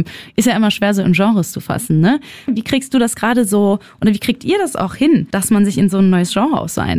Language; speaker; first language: German; native; German